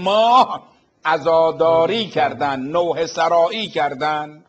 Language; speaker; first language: Persian; native; Persian